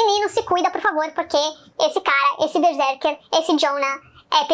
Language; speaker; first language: Portuguese; native; Portuguese